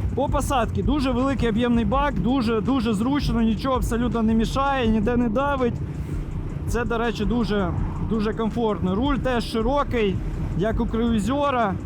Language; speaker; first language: Ukrainian; non-native, local second language; Russian